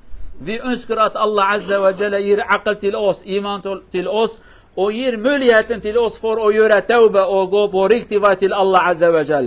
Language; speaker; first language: Swedish; non-native, learner; Kurdish